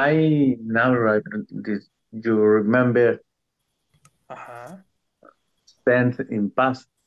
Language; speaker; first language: English; non-native, learner; Spanish